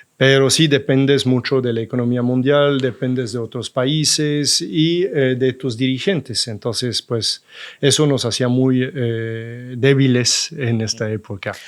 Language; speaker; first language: Spanish; non-native, fluent; French